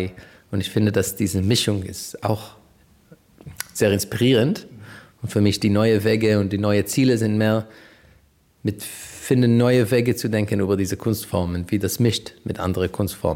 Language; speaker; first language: German; non-native, fluent; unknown